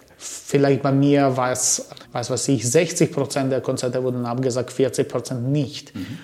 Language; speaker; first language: German; early bilingual, other home language; Croatian